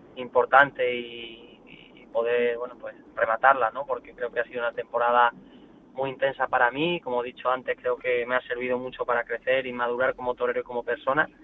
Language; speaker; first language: Spanish; native; Spanish